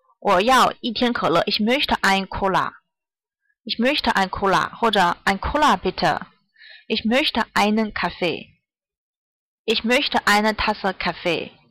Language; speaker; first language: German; non-native, fluent; Chinese